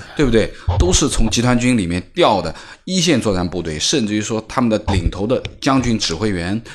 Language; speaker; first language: Chinese; native; Chinese